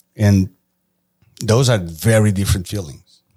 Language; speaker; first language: English; non-native, fluent; Portuguese